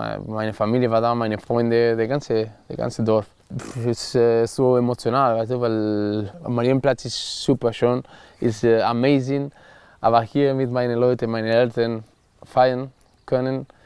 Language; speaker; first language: German; non-native, learner; Spanish